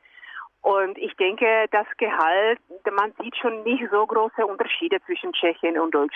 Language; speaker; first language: German; non-native, fluent; Czech